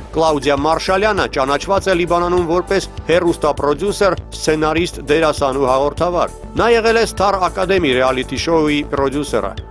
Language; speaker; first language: Armenian; native; Armenian